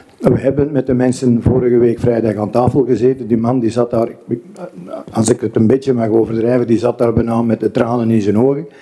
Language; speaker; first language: Dutch; native; Dutch